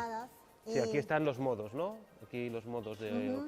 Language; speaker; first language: Spanish; native; Spanish